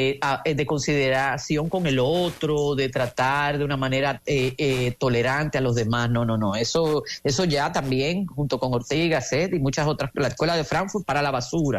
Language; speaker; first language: Spanish; native; Spanish